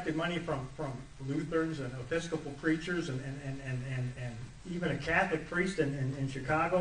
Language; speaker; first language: English; native; English